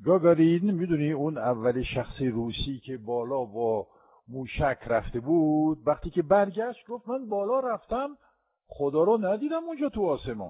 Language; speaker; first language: Persian; non-native, fluent; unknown